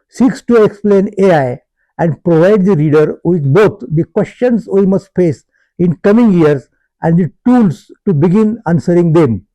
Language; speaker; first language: English; non-native, local second language; Marathi